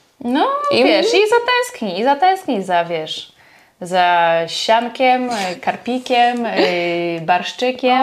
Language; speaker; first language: Polish; native; Polish